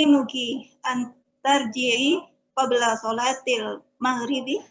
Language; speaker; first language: Arabic; non-native, learner; Indonesian